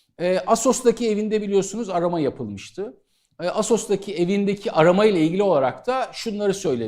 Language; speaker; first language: Turkish; native; Turkish